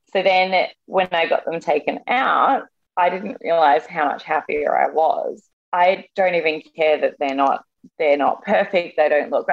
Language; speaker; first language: English; native; English